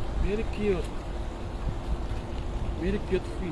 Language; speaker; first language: English; non-native, learner; Filipino